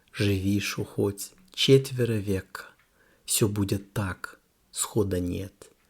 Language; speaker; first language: Russian; non-native, learner; Portuguese